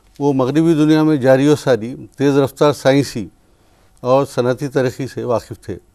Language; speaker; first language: Urdu; native; Urdu